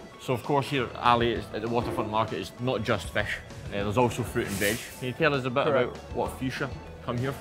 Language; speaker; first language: English; native; English